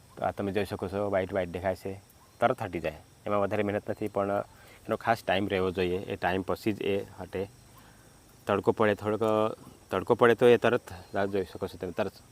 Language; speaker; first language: Gujarati; non-native, local second language; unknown